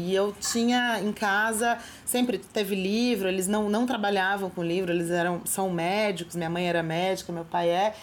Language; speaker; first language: Portuguese; native; Portuguese